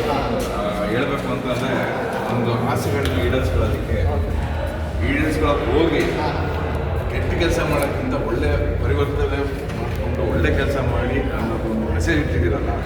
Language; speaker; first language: Kannada; native; Kannada